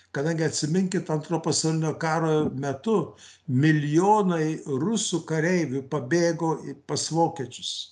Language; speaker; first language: Lithuanian; early bilingual, heritage; Lithuanian